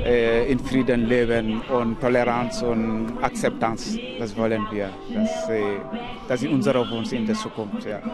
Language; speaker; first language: German; non-native, learner; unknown